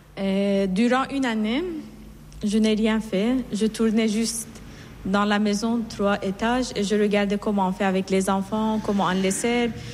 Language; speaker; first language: French; non-native, fluent; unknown